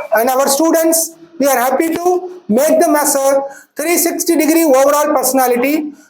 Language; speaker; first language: English; non-native, local second language; Tamil